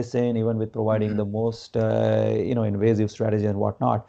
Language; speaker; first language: English; non-native, local second language; Gujarati